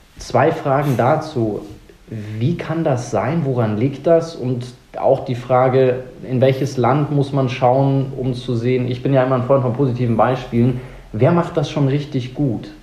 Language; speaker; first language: German; native; German